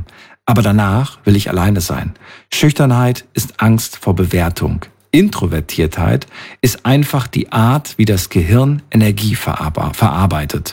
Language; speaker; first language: German; native; German